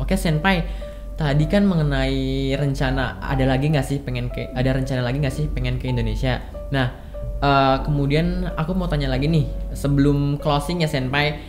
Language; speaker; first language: Indonesian; native; Indonesian